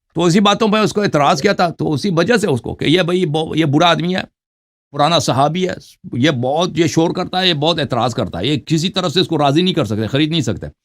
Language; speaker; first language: Urdu; non-native, fluent; Persian